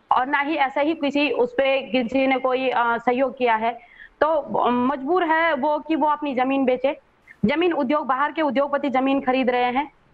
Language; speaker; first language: Hindi; native; Hindi